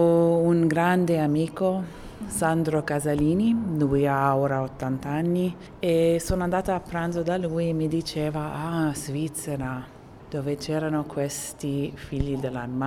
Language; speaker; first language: Italian; non-native, fluent; Arabic